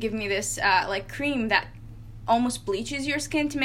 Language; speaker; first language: English; non-native, fluent; Arabic